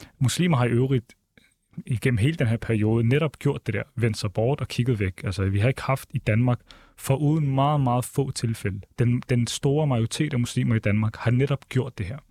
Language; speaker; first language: Danish; early bilingual, other home language; Arabic